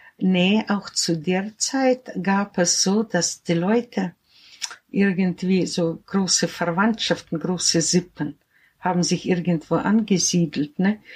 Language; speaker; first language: German; early bilingual, heritage; German